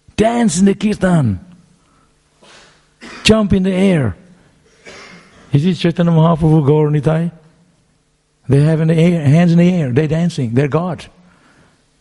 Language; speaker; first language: English; non-native, local second language; Bangla